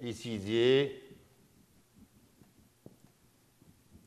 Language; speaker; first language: French; non-native, local second language; Arabic